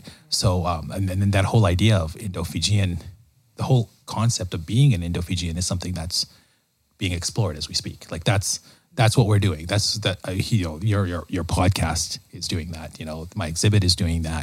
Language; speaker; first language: English; native; English